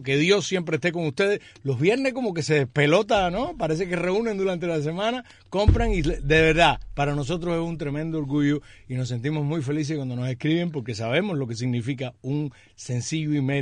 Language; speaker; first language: Spanish; native; Spanish